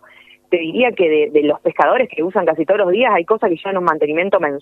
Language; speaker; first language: Spanish; native; Spanish